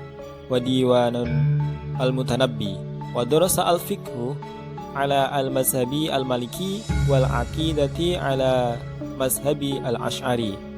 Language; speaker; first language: Arabic; non-native, learner; Indonesian